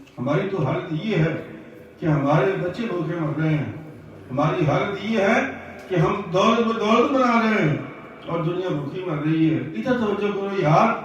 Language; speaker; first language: Urdu; non-native, local second language; Punjabi